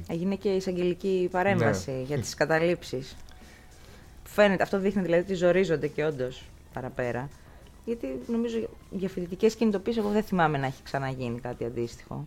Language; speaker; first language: Greek; native; Greek